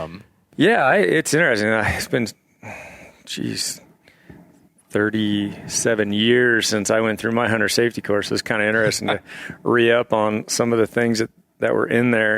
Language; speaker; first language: English; native; English